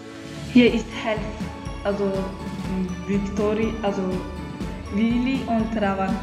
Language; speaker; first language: German; non-native, learner; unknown